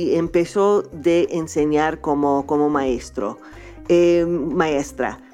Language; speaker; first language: Spanish; non-native, fluent; English